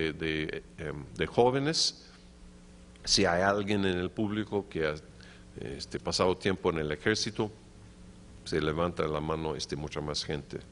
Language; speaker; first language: Spanish; non-native, fluent; English